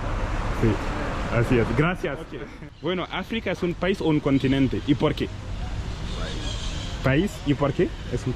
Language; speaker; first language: Spanish; non-native, local second language; French